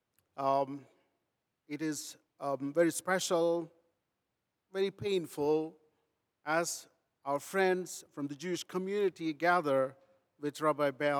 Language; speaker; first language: English; non-native, local second language; Telugu